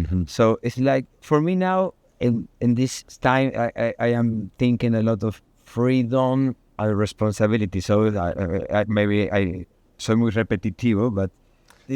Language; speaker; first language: English; non-native, learner; Spanish